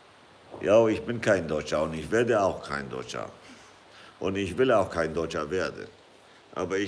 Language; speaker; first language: German; non-native, fluent; Kurdish